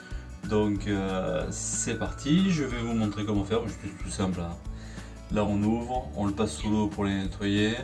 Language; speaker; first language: French; native; French